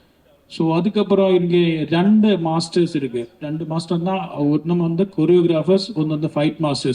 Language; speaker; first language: Tamil; non-native, learner; Malayalam